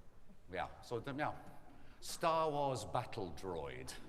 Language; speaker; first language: German; non-native, learner; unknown